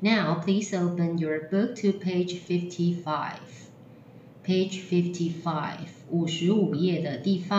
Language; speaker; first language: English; non-native, fluent; Chinese